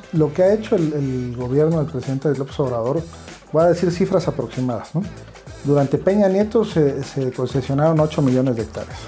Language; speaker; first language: Spanish; native; Spanish